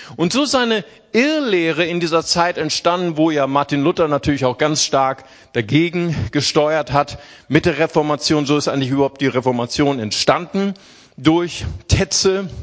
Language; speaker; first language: German; early bilingual, other home language; Portuguese